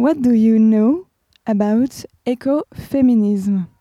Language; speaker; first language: English; non-native, learner; French